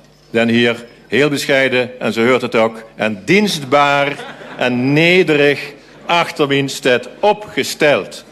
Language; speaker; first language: Dutch; native; Dutch